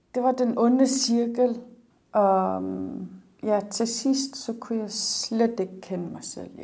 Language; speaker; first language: Danish; non-native, local second language; Kalaallisut